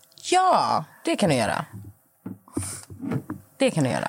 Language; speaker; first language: Swedish; native; Swedish